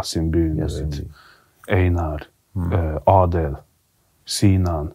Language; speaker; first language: Swedish; early bilingual, other home language; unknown